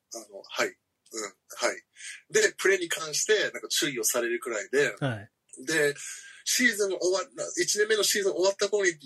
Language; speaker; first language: Japanese; early bilingual, heritage; Japanese